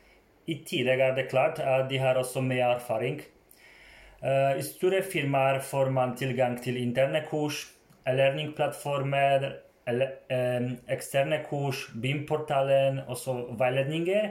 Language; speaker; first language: Norwegian; non-native, fluent; Polish